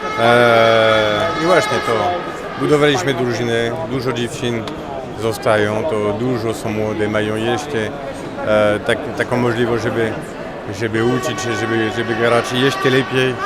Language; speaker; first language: Polish; non-native, fluent; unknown